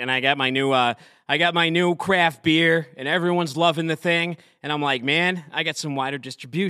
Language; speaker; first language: English; native; English